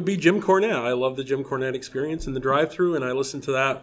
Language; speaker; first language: English; native; English